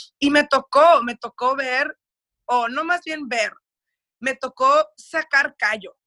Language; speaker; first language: Spanish; early bilingual, heritage; Spanish